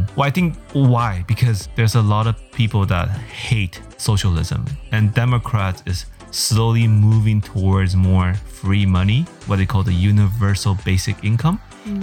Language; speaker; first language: English; early bilingual, other home language; Chinese